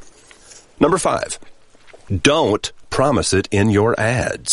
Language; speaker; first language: English; native; English